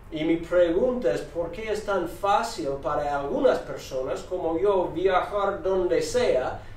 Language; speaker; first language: Spanish; non-native, fluent; English